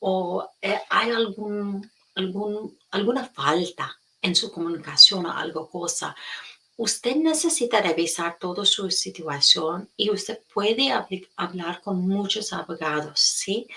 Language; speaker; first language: Spanish; non-native, fluent; English